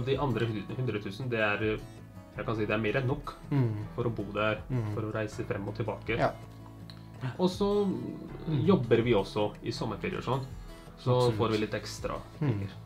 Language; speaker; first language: Norwegian; early bilingual, other home language; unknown